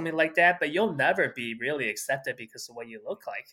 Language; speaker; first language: English; early bilingual, other home language; Chinese